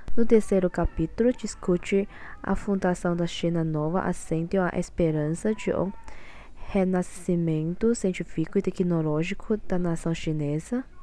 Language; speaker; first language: Portuguese; non-native, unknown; Chinese